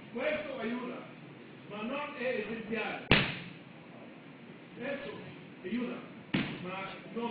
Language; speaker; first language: Italian; non-native, learner; Romanian